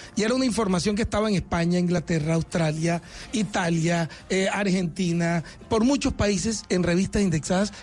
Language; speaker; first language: Spanish; native; Spanish